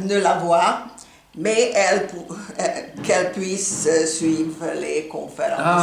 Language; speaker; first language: French; non-native, fluent; Hungarian